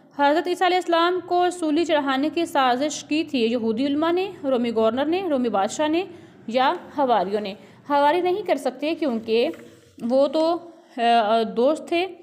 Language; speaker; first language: Urdu; non-native, local second language; Punjabi